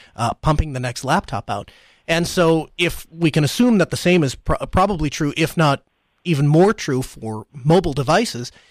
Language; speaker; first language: English; early bilingual, other home language; Hindi